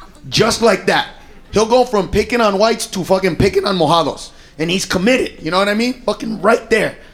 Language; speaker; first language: English; early bilingual, other home language; Spanish